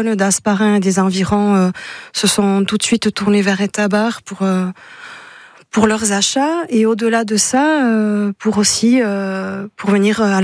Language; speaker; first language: French; non-native, local second language; Basque